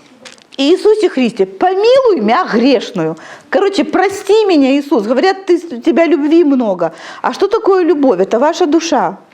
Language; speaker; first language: Russian; native; Russian